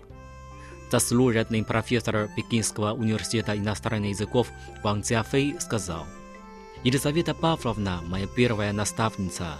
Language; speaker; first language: Russian; non-native, fluent; Chinese